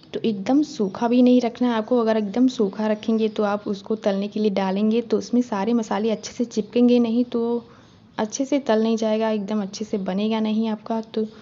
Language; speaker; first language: Hindi; native; Hindi